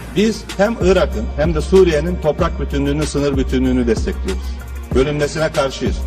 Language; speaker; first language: Turkish; native; Turkish